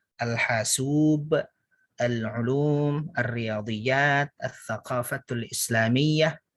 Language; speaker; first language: Arabic; non-native, fluent; Indonesian